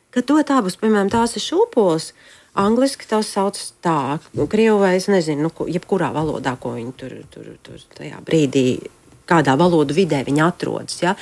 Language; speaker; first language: Latvian; native; Latvian